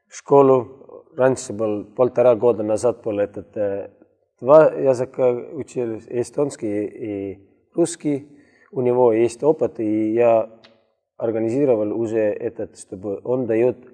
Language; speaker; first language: Russian; non-native, learner; Estonian